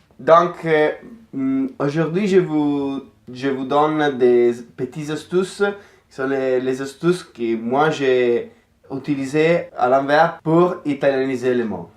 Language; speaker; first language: French; non-native, fluent; Italian